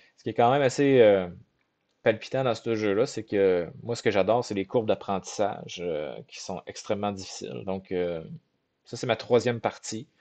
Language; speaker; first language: French; native; French